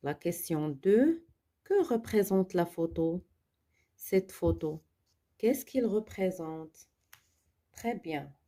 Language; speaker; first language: French; non-native, local second language; Arabic